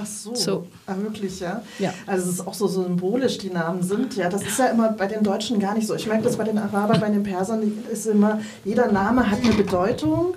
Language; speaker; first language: German; native; German